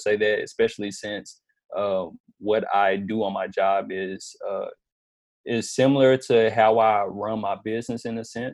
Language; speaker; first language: English; native; English